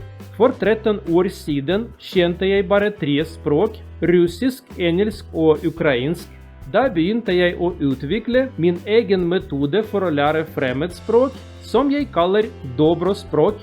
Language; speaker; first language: Norwegian; non-native, learner; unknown